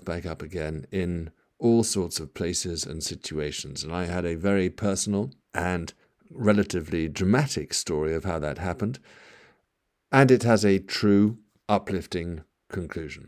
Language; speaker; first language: English; native; English